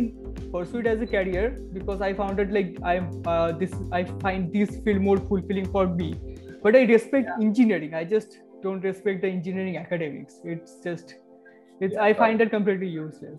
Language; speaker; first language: English; non-native, local second language; Bangla